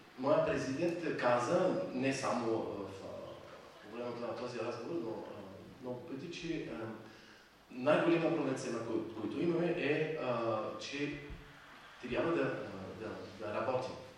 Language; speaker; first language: Bulgarian; non-native, fluent; French